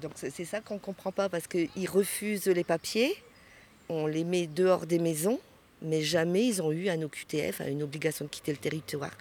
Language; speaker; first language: French; native; French